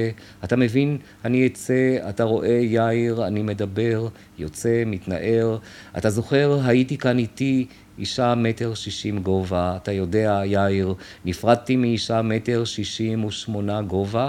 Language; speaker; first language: Hebrew; native; Hebrew